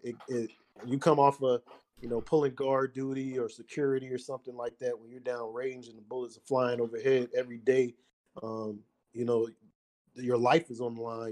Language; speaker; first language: English; native; English